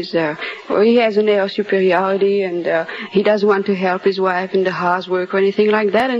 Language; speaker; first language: English; non-native, fluent; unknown